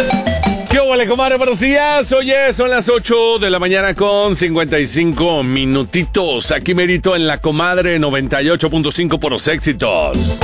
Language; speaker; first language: Spanish; native; Spanish